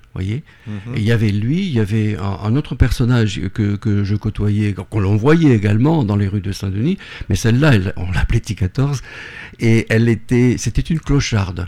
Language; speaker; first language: French; native; French